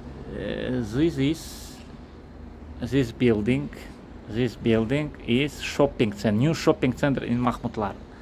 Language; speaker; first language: English; non-native, learner; Lezghian